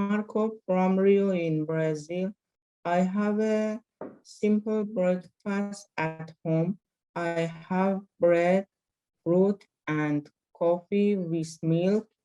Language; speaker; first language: English; non-native, learner; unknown